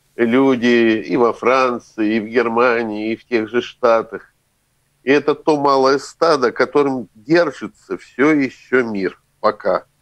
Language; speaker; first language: Russian; native; Russian